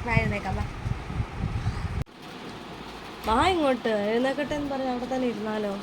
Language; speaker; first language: Malayalam; native; Malayalam